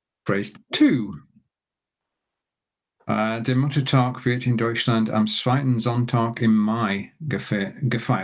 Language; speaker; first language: German; non-native, learner; English